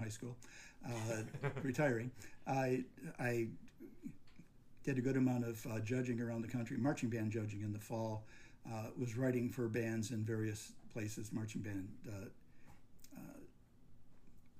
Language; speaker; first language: English; native; English